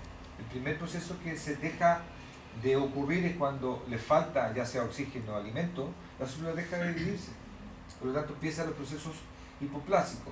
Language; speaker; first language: Spanish; native; Spanish